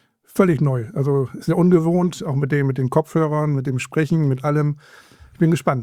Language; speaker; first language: German; native; German